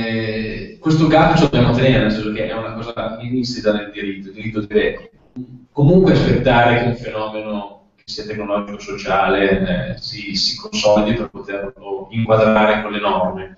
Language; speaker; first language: Italian; native; Italian